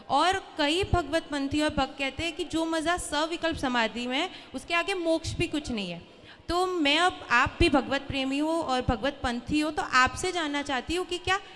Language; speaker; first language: Hindi; native; Hindi